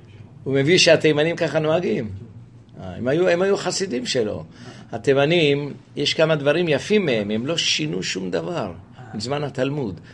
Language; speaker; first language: Hebrew; native; Hebrew